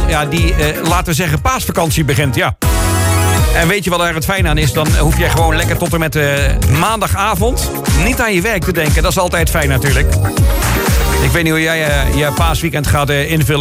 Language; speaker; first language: Dutch; native; Dutch